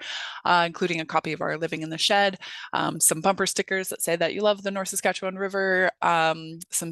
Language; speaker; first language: English; native; English